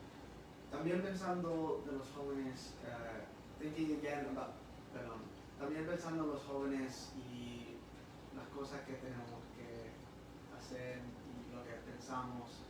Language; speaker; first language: Spanish; early bilingual, heritage; Spanish